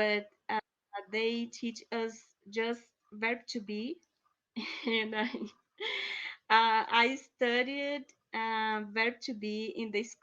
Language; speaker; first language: English; non-native, learner; Portuguese